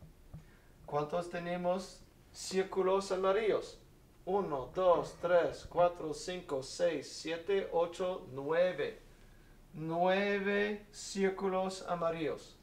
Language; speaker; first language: Spanish; non-native, fluent; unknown